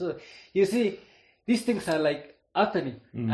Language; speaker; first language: English; non-native, local second language; Kalenjin